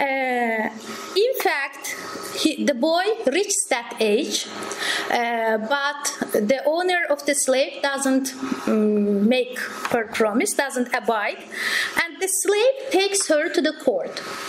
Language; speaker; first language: English; non-native, fluent; Azerbaijani